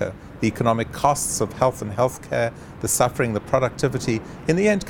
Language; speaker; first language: English; native; English